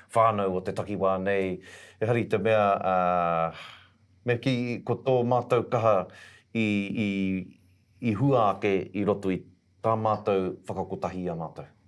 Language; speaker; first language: Māori; non-native, local second language; English